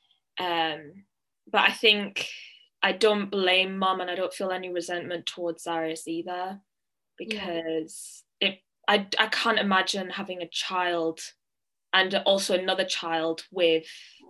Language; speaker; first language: English; native; English